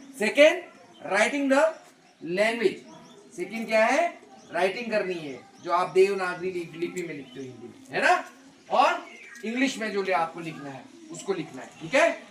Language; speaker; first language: Hindi; native; Hindi